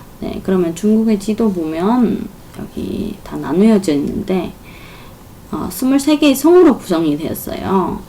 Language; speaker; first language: Korean; non-native, fluent; Chinese